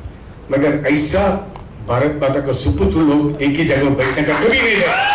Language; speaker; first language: Hindi; non-native, local second language; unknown